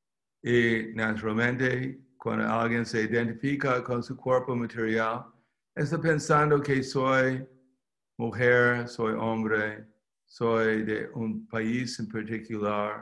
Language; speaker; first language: Spanish; non-native, fluent; English